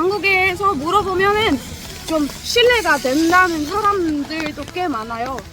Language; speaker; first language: Korean; non-native, fluent; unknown